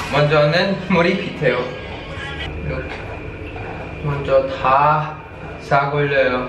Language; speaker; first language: Korean; non-native, fluent; Thai